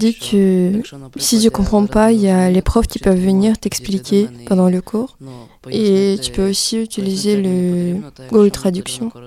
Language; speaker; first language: French; early bilingual, other home language; Ukrainian